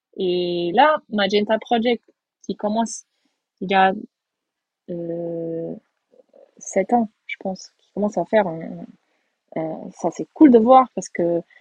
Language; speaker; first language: French; non-native, fluent; Portuguese